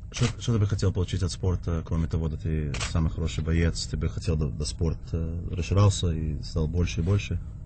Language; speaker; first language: Russian; early bilingual, heritage; Russian